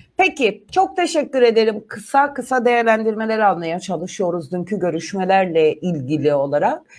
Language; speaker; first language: Turkish; native; Turkish